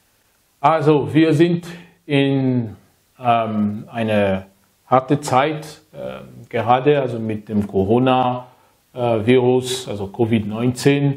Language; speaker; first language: German; non-native, learner; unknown